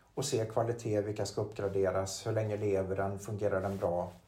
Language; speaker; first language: Swedish; native; Swedish